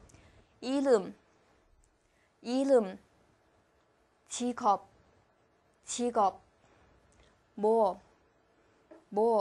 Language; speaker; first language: Korean; non-native, fluent; Chinese